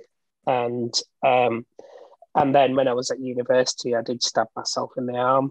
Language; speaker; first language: English; native; English